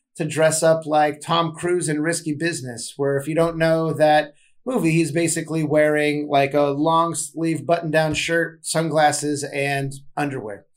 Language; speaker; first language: English; native; English